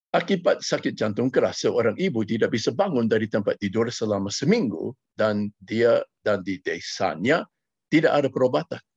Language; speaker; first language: Malay; non-native, fluent; English